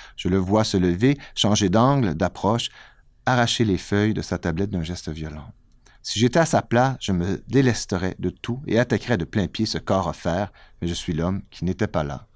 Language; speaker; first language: French; native; French